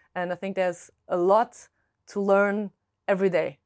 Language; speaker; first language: English; non-native, fluent; German